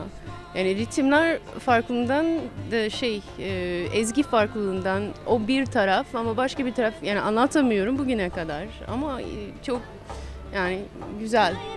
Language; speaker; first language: Turkish; non-native, fluent; English